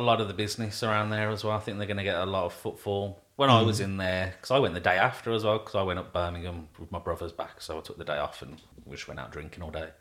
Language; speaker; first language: English; native; English